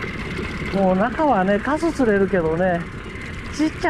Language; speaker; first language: Japanese; native; Japanese